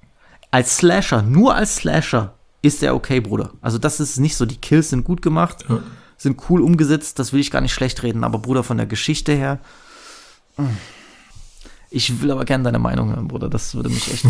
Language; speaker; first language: German; native; German